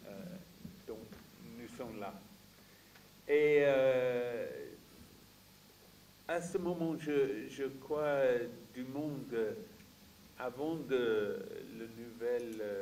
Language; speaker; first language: French; non-native, fluent; English